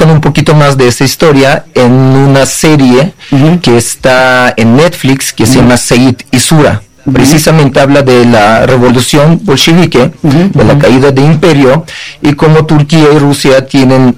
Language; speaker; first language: Spanish; non-native, fluent; Uzbek